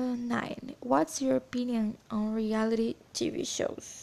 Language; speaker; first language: English; non-native, learner; Portuguese